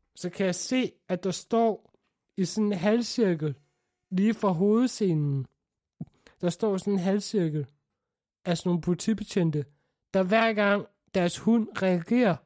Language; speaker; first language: Danish; native; Danish